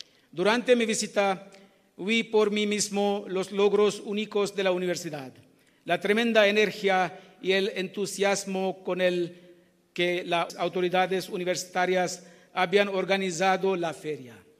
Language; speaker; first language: Spanish; non-native, fluent; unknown